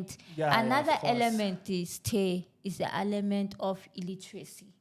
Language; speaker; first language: English; non-native, local second language; Zulu